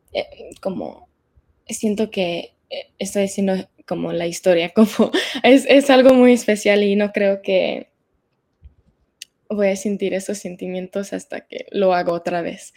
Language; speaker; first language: Spanish; early bilingual, heritage; Spanish